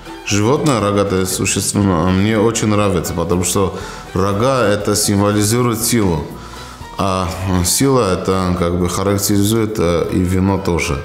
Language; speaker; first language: Russian; non-native, learner; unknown